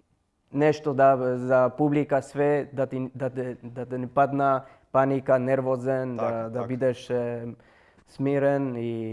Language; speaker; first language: Macedonian; non-native, learner; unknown